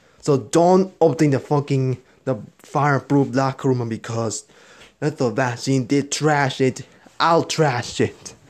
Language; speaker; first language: English; non-native, learner; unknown